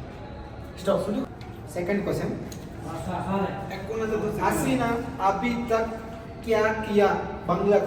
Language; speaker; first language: Hindi; non-native, local second language; Telugu